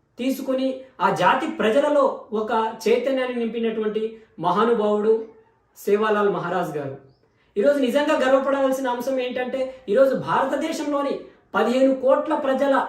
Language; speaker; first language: Telugu; non-native, local second language; Lambadi